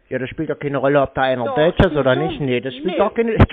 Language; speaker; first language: German; native; German